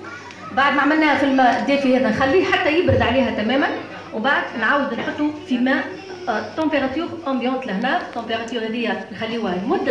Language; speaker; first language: Arabic; native; Arabic